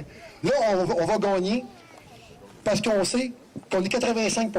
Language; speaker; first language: French; native; French